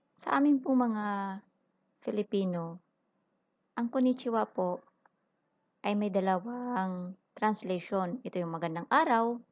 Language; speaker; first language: Filipino; native; Filipino